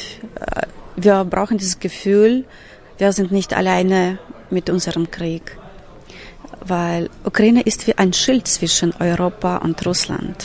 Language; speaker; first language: German; non-native, fluent; Ukrainian